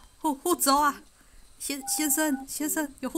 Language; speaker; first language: Chinese; native; Chinese